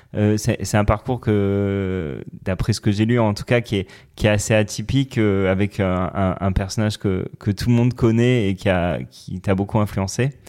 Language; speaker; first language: French; native; French